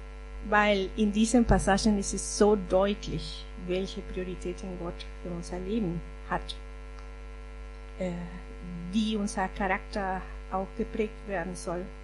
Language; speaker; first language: German; non-native, fluent; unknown